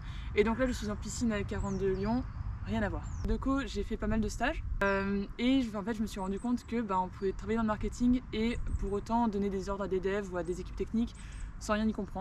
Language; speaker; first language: French; native; French